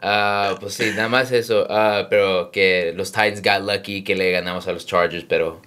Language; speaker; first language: Spanish; early bilingual, heritage; Spanish